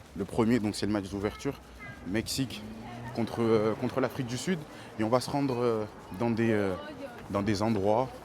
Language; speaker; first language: French; native; French